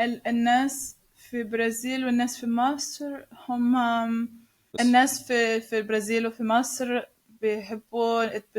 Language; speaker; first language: Arabic; non-native, learner; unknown